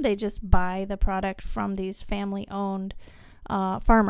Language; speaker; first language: English; native; English